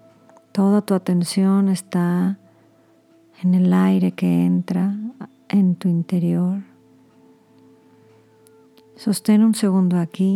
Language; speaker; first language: Spanish; native; Spanish